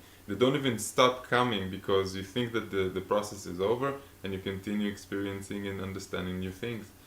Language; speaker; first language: English; non-native, fluent; Hebrew